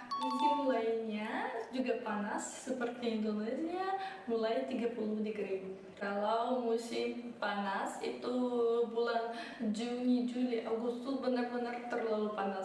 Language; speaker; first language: Indonesian; early bilingual, other home language; Russian